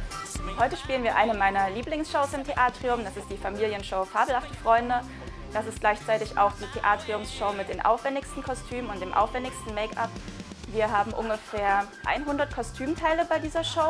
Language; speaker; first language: German; native; German